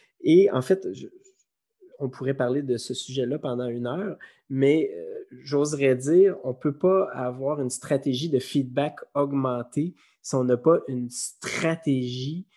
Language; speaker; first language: French; native; French